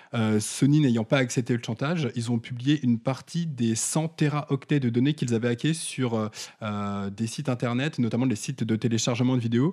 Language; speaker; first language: French; native; French